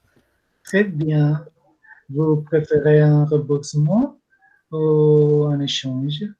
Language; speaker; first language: French; non-native, learner; Spanish